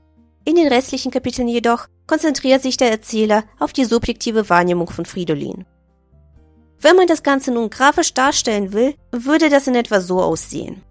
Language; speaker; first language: German; native; German